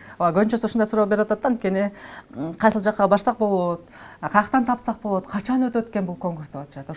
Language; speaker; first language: Kyrgyz; native; Kyrgyz